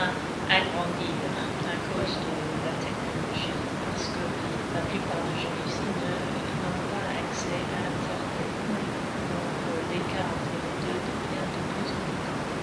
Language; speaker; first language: French; non-native, fluent; English